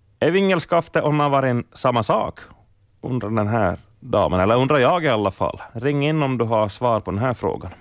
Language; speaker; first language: Swedish; native; Swedish